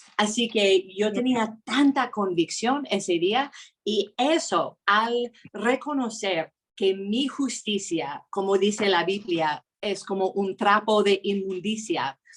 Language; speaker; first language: Spanish; non-native, fluent; English